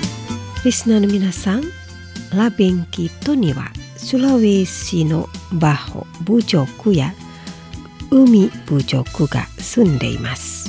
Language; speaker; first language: Japanese; non-native, fluent; Indonesian